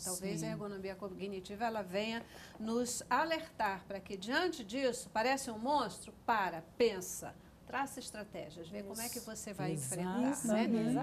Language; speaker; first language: Portuguese; native; Portuguese